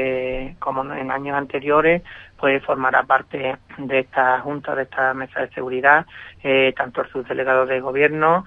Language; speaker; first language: Spanish; native; Spanish